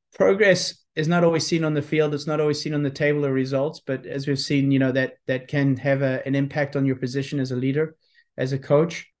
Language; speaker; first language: English; native; English